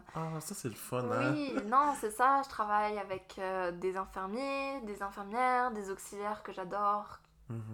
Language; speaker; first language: French; native; French